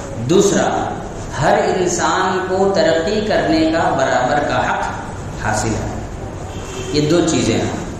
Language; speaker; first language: Urdu; native; Urdu